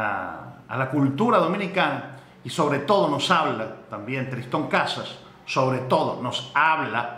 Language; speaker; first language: Spanish; native; Spanish